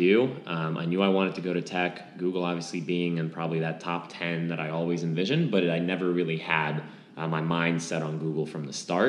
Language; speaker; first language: English; non-native, fluent; Lithuanian